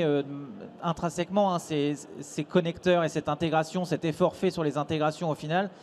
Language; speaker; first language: French; native; French